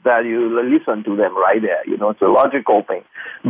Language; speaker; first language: English; non-native, fluent; French